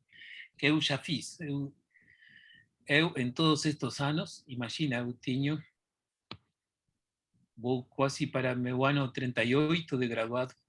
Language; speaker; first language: Portuguese; non-native, fluent; Spanish